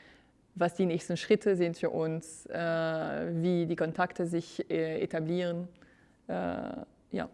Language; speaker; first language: German; non-native, fluent; French